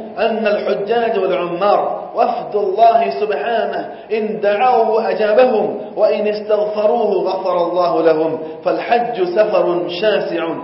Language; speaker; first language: Arabic; non-native, fluent; Gujarati